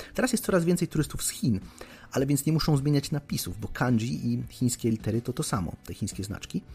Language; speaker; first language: Polish; native; Polish